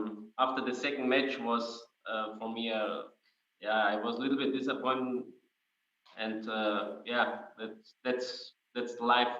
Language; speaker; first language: English; non-native, fluent; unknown